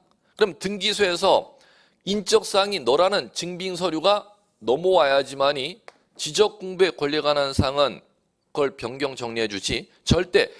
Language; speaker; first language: Korean; native; Korean